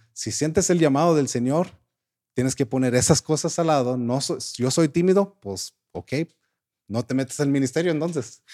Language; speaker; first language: Spanish; early bilingual, heritage; Spanish